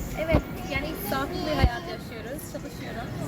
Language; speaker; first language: Turkish; non-native, fluent; English